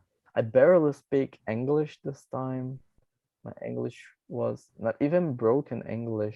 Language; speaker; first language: English; non-native, fluent; Portuguese